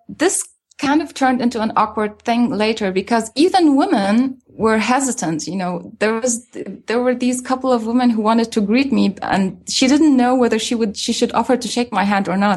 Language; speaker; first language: English; non-native, fluent; Arabic